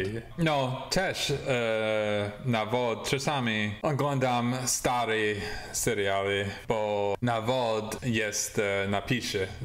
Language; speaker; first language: Polish; non-native, learner; English